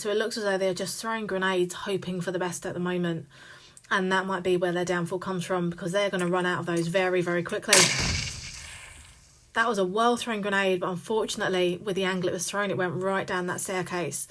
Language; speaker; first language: English; native; English